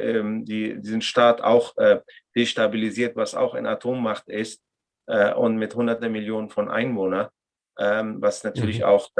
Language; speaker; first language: German; non-native, fluent; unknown